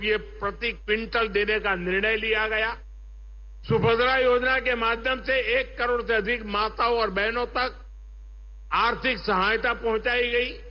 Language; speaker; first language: Hindi; non-native, local second language; Gujarati